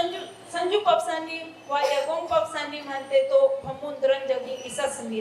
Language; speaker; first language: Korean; non-native, learner; Hindi